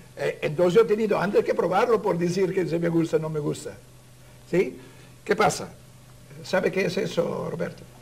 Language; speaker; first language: Spanish; non-native, learner; Italian